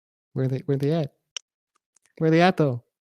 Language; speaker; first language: English; native; English